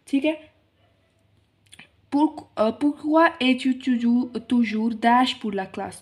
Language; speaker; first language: French; non-native, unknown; Hindi